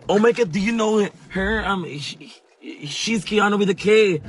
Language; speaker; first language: English; non-native, local second language; Cebuano